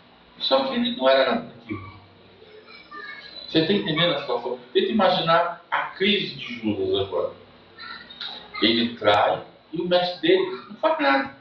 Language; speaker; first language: Portuguese; native; Portuguese